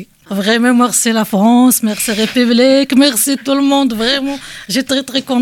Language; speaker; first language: French; non-native, learner; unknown